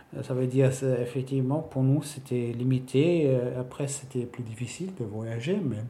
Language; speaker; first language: French; non-native, fluent; German